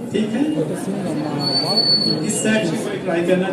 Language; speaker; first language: Hindi; native; Hindi